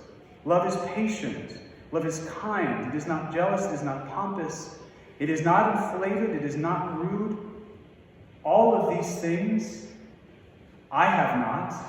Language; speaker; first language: English; native; English